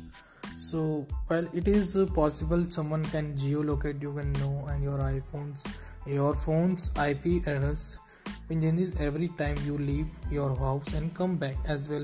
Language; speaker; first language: English; non-native, local second language; Hindi